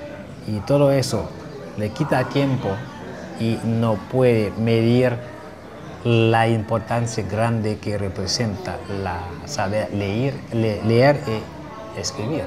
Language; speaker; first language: Spanish; non-native, fluent; Haitian Creole